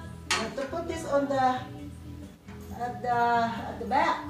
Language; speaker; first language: English; non-native, fluent; Filipino